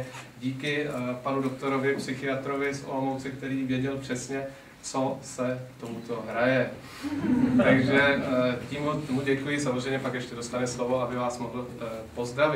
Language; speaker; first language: Czech; native; Czech